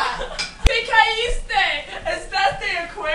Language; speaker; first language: Spanish; non-native, learner; English